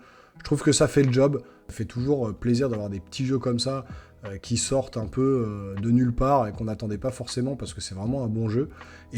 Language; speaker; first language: French; native; French